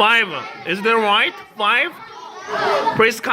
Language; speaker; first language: English; non-native, fluent; Korean